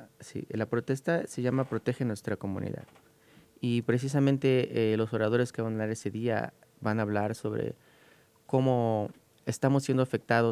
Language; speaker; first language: Spanish; native; Spanish